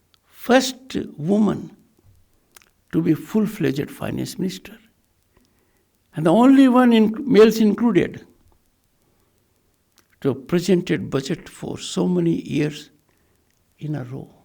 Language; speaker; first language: English; non-native, local second language; Hindi